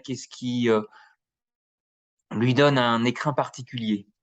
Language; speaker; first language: French; native; French